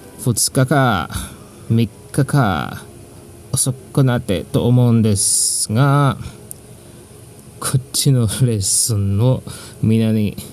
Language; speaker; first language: Japanese; non-native, fluent; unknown